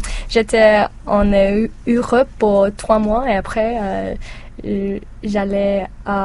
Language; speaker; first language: French; non-native, learner; English